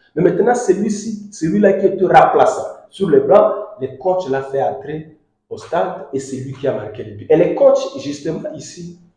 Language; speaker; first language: French; non-native, local second language; Swahili